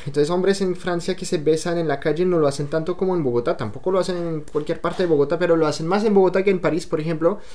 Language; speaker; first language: Spanish; non-native, fluent; French